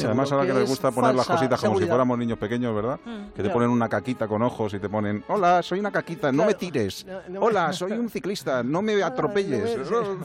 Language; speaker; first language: Spanish; native; Spanish